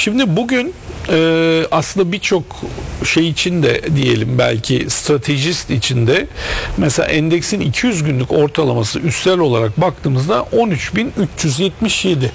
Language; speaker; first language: Turkish; native; Turkish